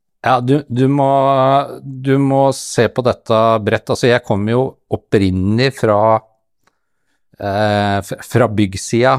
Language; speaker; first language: Norwegian; native; Norwegian